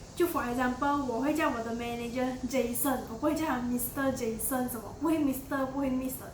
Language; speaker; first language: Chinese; native; Chinese